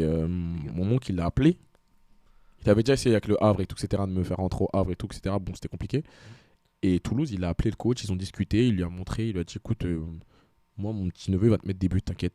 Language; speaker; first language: French; native; French